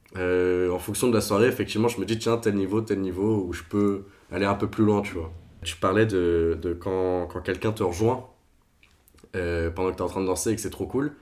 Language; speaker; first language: French; non-native, fluent; Portuguese